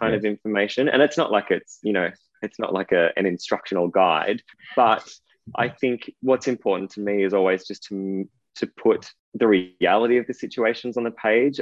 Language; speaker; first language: English; native; English